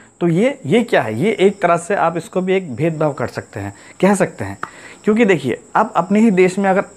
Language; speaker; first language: Hindi; non-native, local second language; Assamese